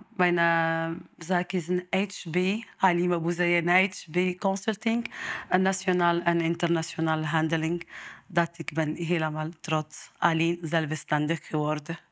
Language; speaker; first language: Dutch; non-native, learner; Arabic